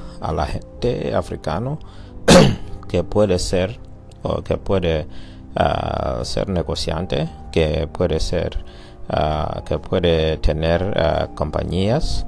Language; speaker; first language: Spanish; non-native, learner; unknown